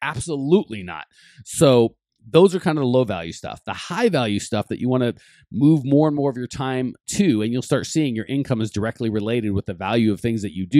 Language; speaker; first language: English; native; English